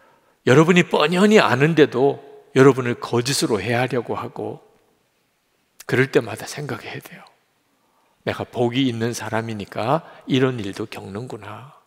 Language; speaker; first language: Korean; native; Korean